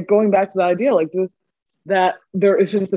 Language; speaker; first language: English; native; English